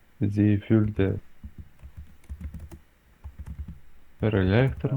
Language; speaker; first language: German; non-native, learner; Ukrainian